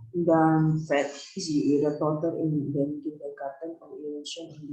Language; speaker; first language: German; non-native, learner; Indonesian